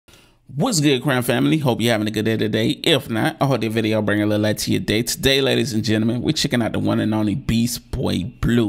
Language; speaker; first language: English; native; English